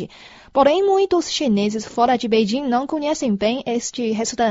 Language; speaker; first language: Portuguese; non-native, fluent; Chinese